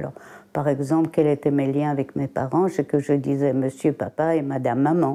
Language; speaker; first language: French; early bilingual, other home language; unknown